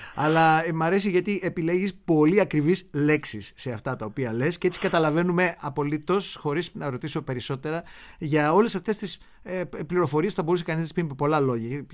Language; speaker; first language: Greek; native; Greek